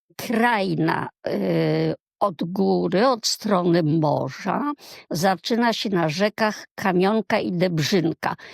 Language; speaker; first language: Polish; native; Polish